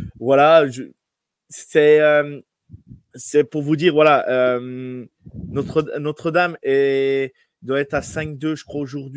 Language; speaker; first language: French; native; French